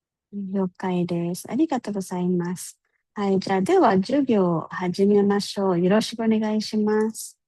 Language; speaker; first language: Japanese; non-native, fluent; Filipino